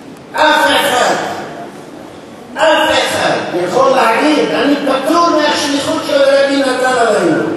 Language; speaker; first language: Hebrew; non-native, fluent; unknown